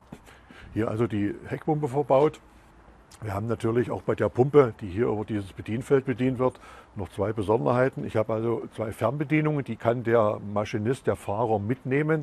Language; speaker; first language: German; native; German